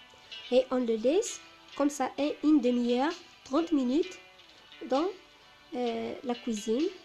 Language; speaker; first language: French; non-native, local second language; Arabic